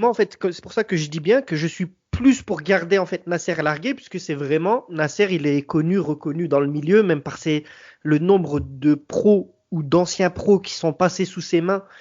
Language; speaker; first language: French; native; French